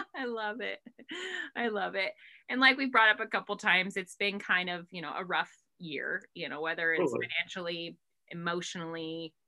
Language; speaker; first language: English; native; English